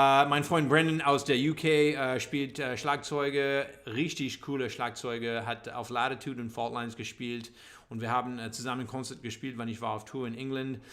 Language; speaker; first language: German; non-native, learner; English